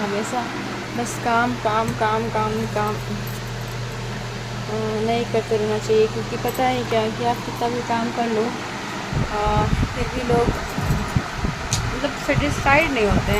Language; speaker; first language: Hindi; native; Hindi